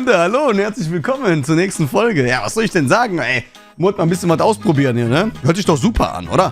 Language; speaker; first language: German; native; German